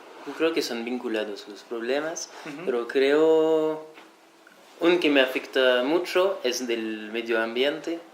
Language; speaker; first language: Spanish; non-native, fluent; French